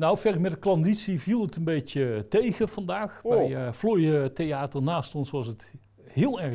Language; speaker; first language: Dutch; native; Dutch